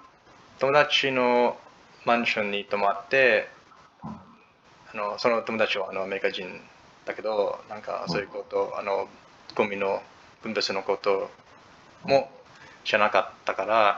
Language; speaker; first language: Japanese; non-native, learner; English